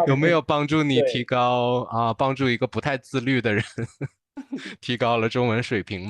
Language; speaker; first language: Chinese; native; Chinese